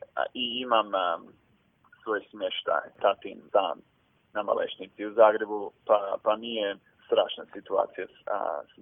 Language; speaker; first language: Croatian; early bilingual, heritage; English